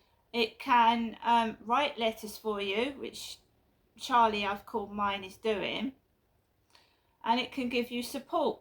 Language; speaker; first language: English; native; English